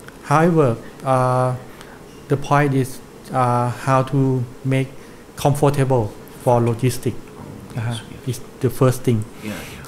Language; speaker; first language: English; non-native, learner; Thai